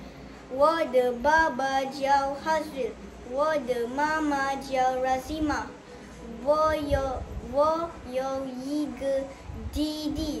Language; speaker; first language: Chinese; non-native, learner; Malay